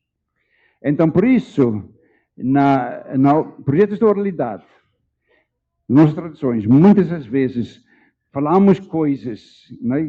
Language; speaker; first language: Portuguese; non-native, fluent; Dutch